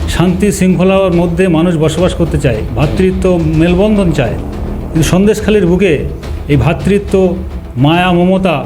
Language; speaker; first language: Bangla; native; Bangla